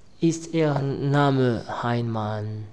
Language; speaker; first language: German; non-native, learner; Arabic